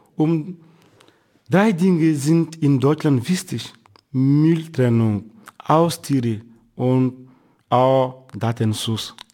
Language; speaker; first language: German; non-native, fluent; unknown